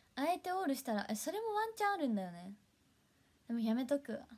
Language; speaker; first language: Japanese; native; Japanese